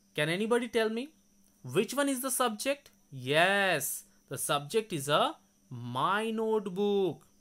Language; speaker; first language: English; non-native, local second language; Bangla